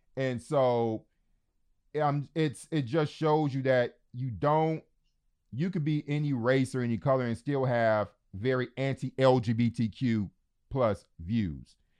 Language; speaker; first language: English; native; English